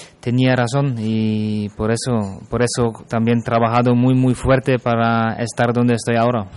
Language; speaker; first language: Spanish; non-native, fluent; German